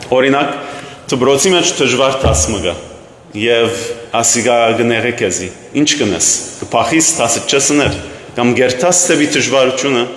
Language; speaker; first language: Armenian; early bilingual, heritage; Armenian